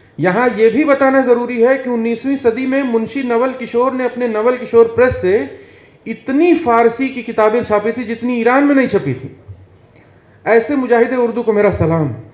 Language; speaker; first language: Hindi; native; Hindi